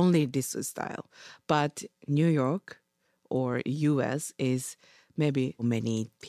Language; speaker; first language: English; non-native, learner; Japanese